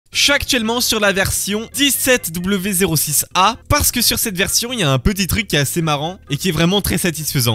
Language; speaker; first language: French; native; French